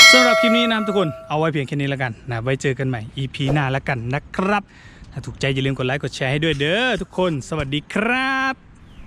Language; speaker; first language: Thai; native; Thai